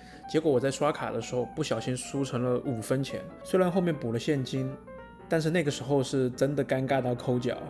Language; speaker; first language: Chinese; native; Chinese